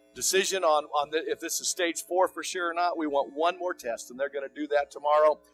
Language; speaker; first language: English; native; English